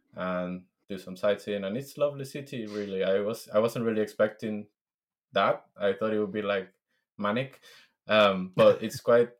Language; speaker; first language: English; non-native, fluent; Spanish